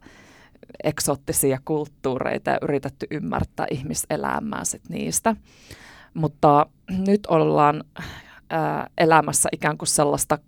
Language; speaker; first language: Finnish; native; Finnish